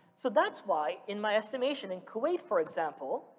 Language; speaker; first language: English; early bilingual, other home language; Malayalam